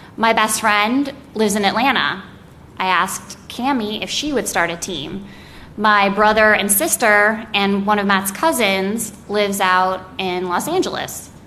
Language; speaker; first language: English; native; English